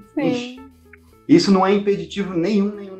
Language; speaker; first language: Portuguese; native; Portuguese